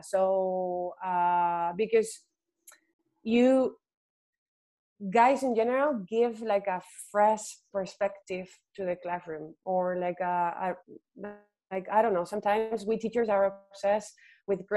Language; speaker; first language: English; non-native, fluent; Spanish